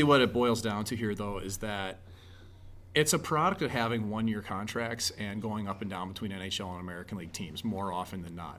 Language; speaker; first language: English; native; English